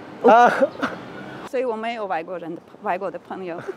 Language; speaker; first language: Chinese; non-native, learner; Swedish